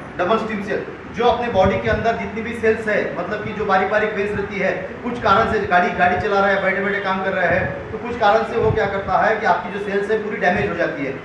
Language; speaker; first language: Hindi; non-native, local second language; Marathi